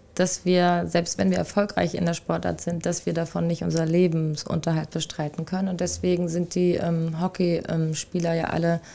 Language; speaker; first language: German; native; German